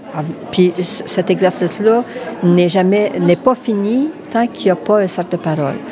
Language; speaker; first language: French; native; French